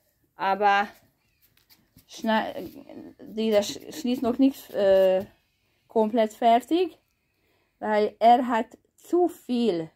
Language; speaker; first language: German; non-native, learner; Hungarian